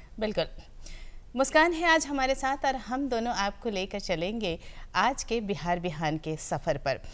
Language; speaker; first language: Hindi; native; Hindi